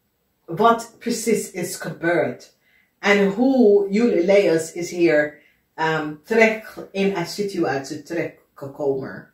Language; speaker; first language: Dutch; non-native, fluent; English